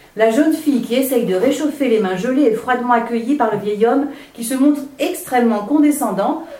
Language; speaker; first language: French; native; French